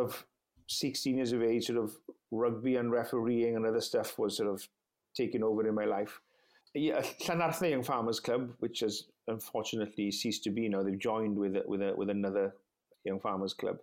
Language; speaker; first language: English; non-native, local second language; Welsh